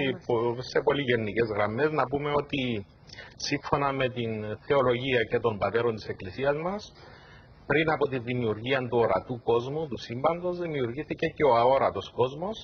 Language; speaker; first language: Greek; native; Greek